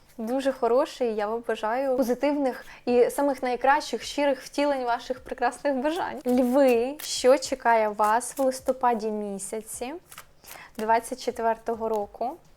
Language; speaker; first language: Ukrainian; non-native, local second language; Russian